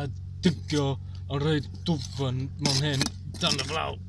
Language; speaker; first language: Welsh; non-native, learner; English